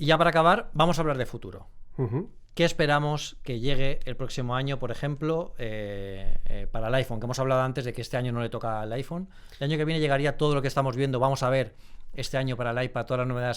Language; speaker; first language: Spanish; native; Spanish